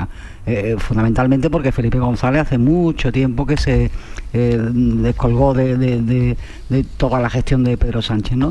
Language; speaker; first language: Spanish; native; Spanish